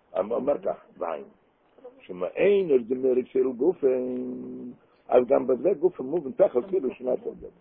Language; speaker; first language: Hebrew; non-native, local second language; Yiddish